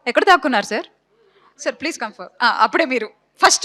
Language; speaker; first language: Telugu; native; Telugu